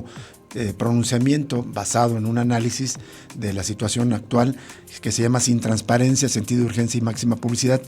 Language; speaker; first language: Spanish; native; Spanish